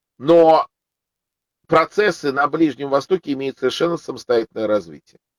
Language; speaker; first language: Russian; native; Russian